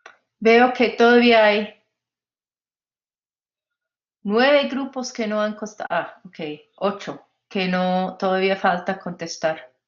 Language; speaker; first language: Spanish; non-native, fluent; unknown